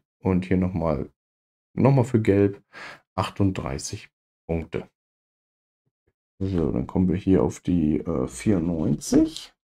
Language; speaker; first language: German; native; German